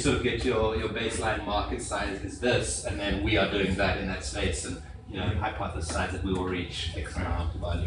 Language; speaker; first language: English; native; English